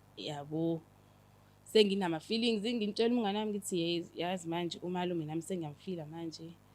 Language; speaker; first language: Zulu; native; Zulu